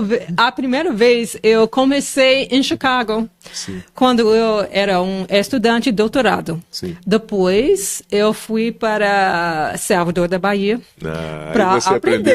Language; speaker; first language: Portuguese; non-native, fluent; English